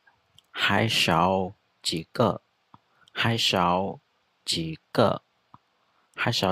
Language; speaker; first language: Chinese; non-native, fluent; Khmer